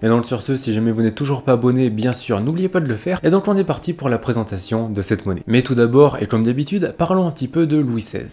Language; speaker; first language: French; native; French